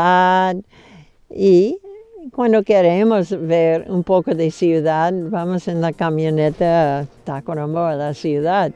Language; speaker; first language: Spanish; non-native, fluent; English